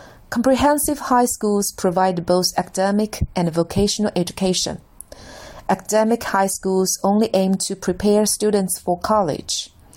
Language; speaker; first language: English; non-native, fluent; Chinese